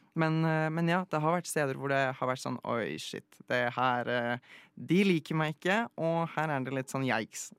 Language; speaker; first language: Norwegian; early bilingual, other home language; Polish